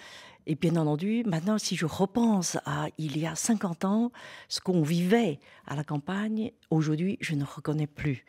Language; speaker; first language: French; non-native, fluent; Chinese